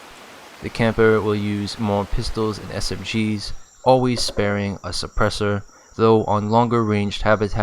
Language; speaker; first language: English; native; English